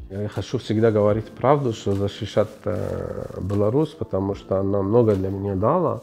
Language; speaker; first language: Russian; non-native, fluent; Arabic